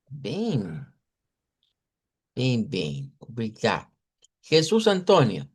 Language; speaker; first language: Portuguese; non-native, fluent; Spanish